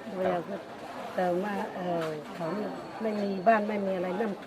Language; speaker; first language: Thai; non-native, learner; Shan